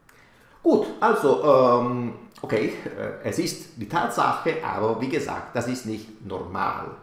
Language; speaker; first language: German; non-native, fluent; Italian